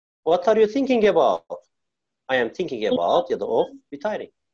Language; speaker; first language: English; non-native, fluent; Turkish